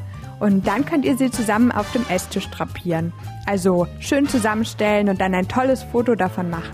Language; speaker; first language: German; native; German